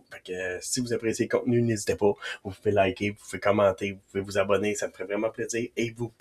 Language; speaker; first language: French; native; French